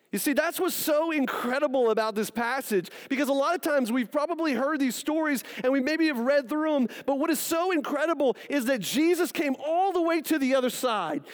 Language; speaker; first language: English; native; English